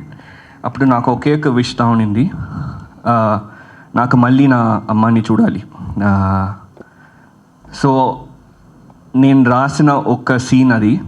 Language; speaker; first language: Telugu; early bilingual, heritage; Telugu